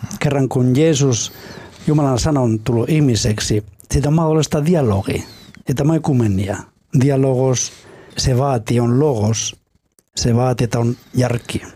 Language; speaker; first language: Finnish; non-native, fluent; Spanish